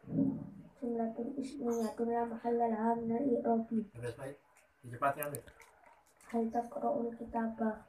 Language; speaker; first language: Arabic; non-native, learner; Javanese